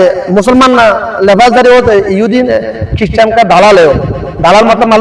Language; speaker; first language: Hindi; non-native, fluent; Bangla